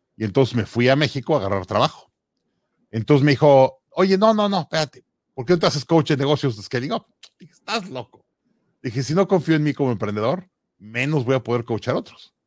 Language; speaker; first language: Spanish; native; Spanish